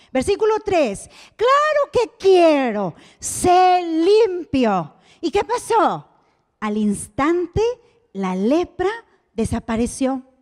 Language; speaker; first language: Spanish; native; Spanish